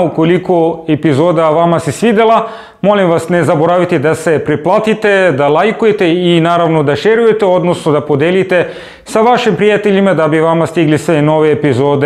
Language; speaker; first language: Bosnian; non-native, fluent; Arabic